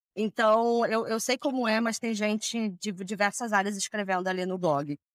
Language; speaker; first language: Portuguese; native; Portuguese